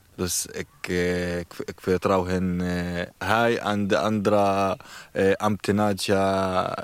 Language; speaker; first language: Dutch; non-native, learner; Arabic